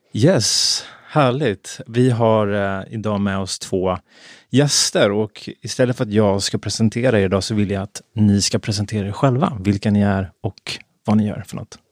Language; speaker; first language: Swedish; native; Swedish